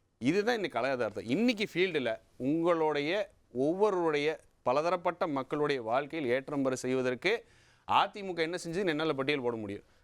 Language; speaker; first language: Tamil; native; Tamil